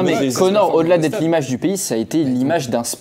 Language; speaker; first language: French; native; French